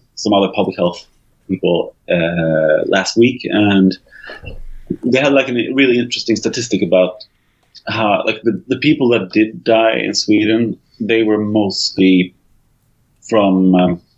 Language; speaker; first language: English; non-native, fluent; Swedish